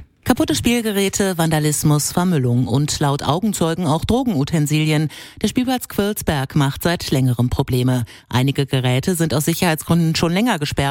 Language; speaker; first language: German; native; German